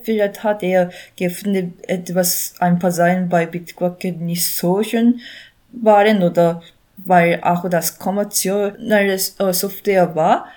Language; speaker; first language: German; non-native, learner; Korean